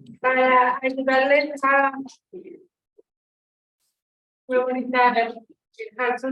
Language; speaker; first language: Spanish; native; Spanish